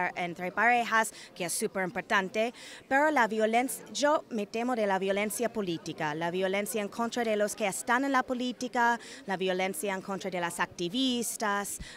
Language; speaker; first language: Spanish; non-native, fluent; English